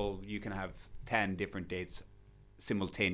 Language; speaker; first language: English; non-native, fluent; Swedish